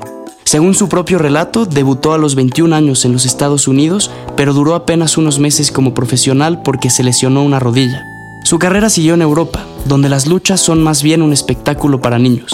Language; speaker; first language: Spanish; native; Spanish